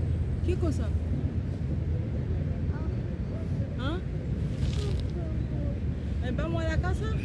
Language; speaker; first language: Spanish; non-native, learner; Haitian Creole